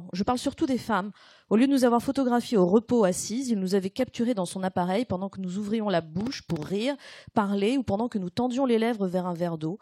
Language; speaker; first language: French; native; French